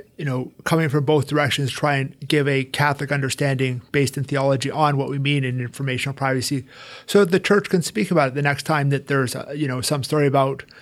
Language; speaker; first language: English; native; English